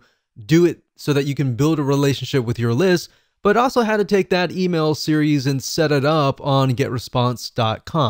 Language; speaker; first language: English; native; English